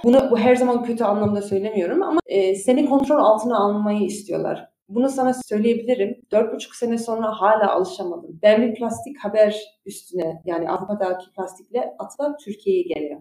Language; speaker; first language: Turkish; early bilingual, heritage; Turkish